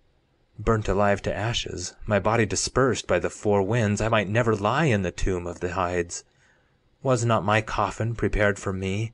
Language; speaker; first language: English; native; English